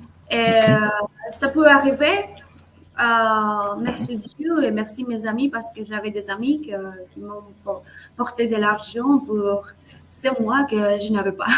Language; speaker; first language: French; non-native, fluent; Spanish